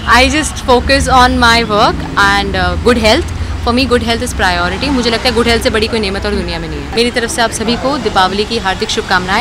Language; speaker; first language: Hindi; native; Hindi